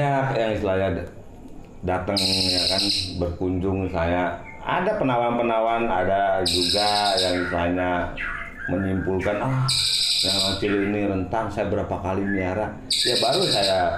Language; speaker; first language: Indonesian; non-native, local second language; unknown